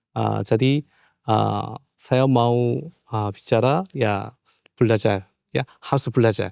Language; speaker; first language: Indonesian; non-native, learner; Korean